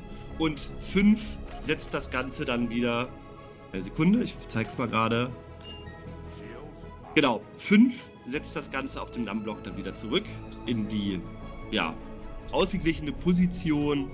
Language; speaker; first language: German; native; German